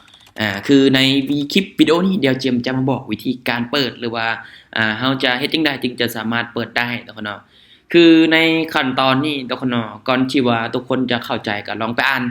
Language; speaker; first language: Thai; non-native, local second language; Lao